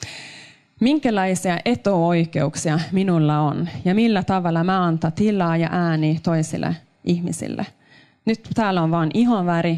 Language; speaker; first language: Finnish; non-native, local second language; Swedish